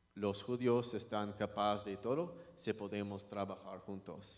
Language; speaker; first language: Spanish; non-native, learner; English